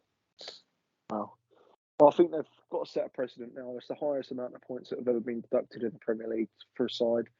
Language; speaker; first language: English; native; English